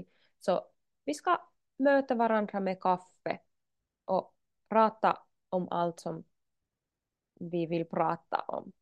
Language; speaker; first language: Swedish; non-native, local second language; Finnish